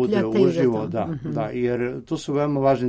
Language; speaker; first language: Croatian; native; Croatian